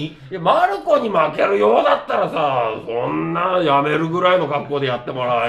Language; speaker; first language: Japanese; native; Japanese